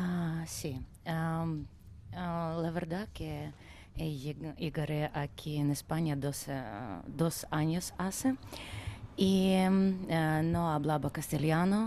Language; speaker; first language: Spanish; non-native, learner; Ukrainian